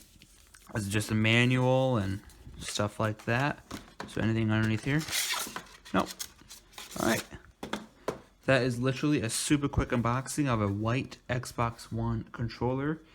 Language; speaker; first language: English; native; English